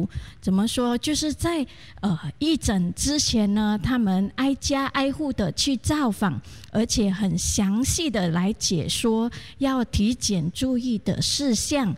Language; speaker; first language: Chinese; native; Chinese